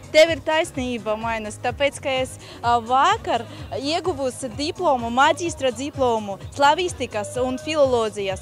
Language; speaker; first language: Latvian; non-native, local second language; Russian